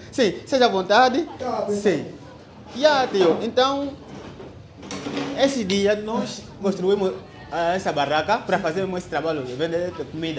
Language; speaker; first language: Portuguese; non-native, fluent; Vietnamese